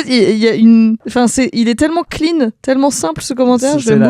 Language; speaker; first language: French; native; French